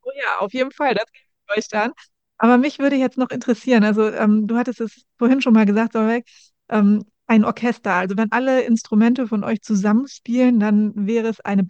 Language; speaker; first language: German; native; German